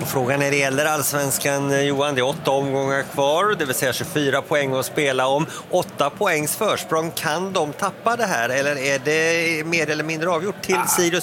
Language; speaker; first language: Swedish; native; Swedish